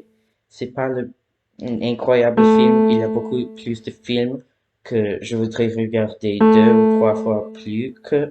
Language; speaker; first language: French; non-native, learner; English